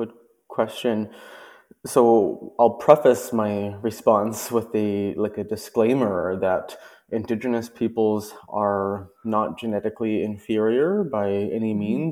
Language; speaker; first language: English; native; English